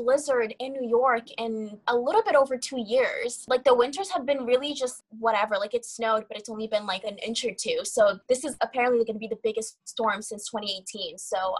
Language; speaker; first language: English; early bilingual, other home language; Kabuverdianu